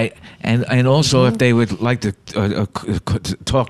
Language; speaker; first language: English; native; English